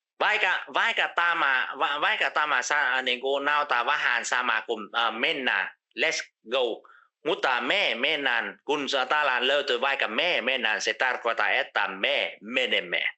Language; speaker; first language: Finnish; non-native, fluent; Vietnamese